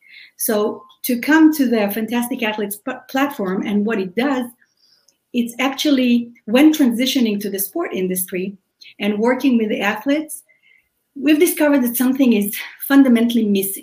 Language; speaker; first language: English; non-native, fluent; Hebrew